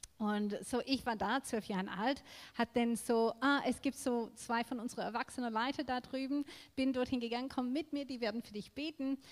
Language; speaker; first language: German; non-native, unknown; English